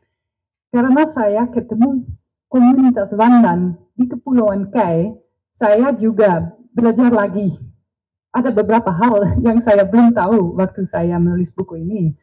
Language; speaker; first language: Indonesian; non-native, learner; Dutch